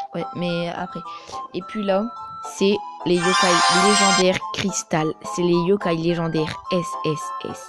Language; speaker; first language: French; native; French